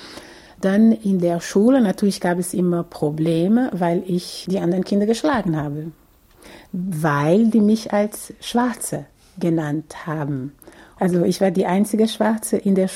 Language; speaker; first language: German; non-native, fluent; Portuguese